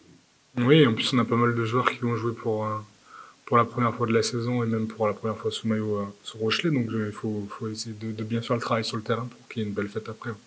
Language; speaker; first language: French; native; French